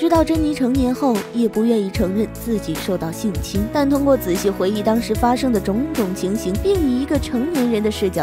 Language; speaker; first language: Chinese; native; Chinese